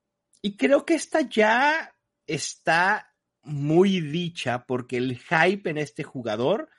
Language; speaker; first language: Spanish; native; Spanish